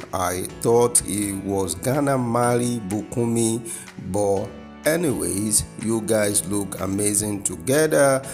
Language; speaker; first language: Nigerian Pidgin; non-native, local second language; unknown